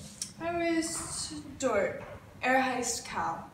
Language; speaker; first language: German; non-native, learner; English